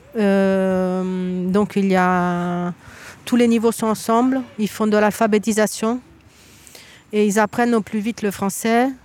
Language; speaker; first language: French; native; French